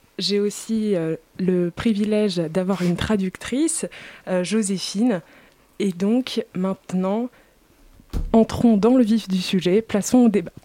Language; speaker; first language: French; native; French